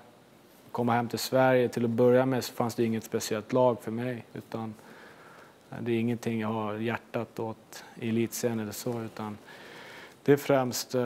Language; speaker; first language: Swedish; native; Swedish